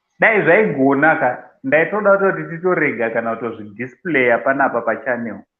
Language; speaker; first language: Shona; native; Shona